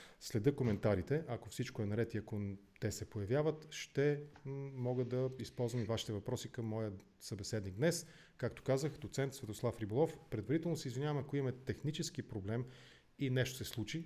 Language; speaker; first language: Bulgarian; native; Bulgarian